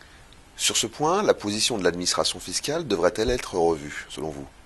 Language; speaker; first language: French; native; French